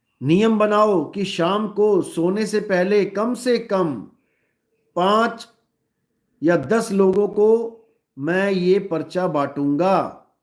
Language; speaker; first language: Hindi; native; Hindi